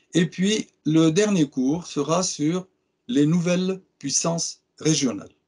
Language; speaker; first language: French; non-native, local second language; Arabic